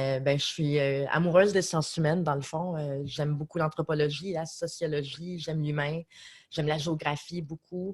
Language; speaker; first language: French; native; French